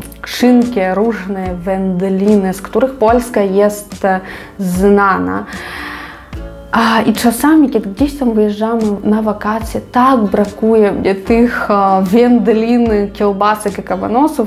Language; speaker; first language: Polish; non-native, fluent; Ukrainian